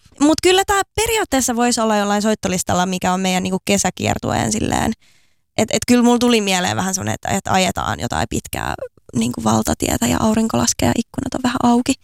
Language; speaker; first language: Finnish; native; Finnish